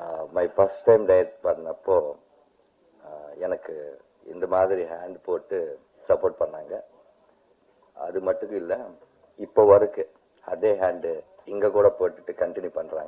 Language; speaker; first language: Tamil; non-native, learner; Telugu